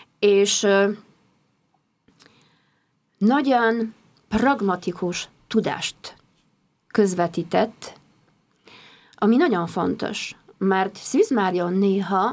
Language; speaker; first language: Hungarian; non-native, fluent; Polish